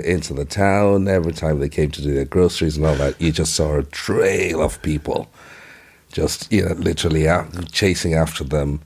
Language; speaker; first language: English; non-native, local second language; Igbo